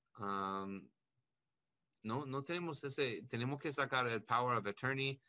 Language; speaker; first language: Spanish; non-native, learner; English